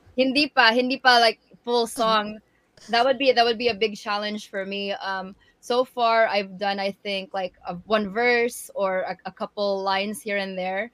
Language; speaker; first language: English; early bilingual, other home language; Waray